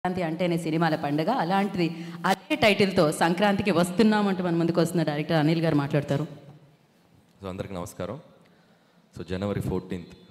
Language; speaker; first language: Telugu; native; Telugu